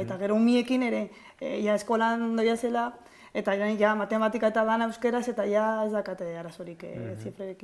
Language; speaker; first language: Basque; non-native, local second language; Spanish